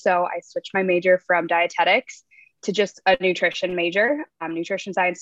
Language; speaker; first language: English; native; English